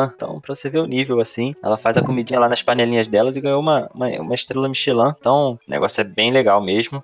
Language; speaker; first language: Portuguese; native; Portuguese